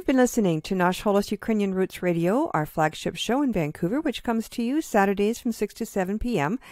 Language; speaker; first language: English; early bilingual, other home language; Ukrainian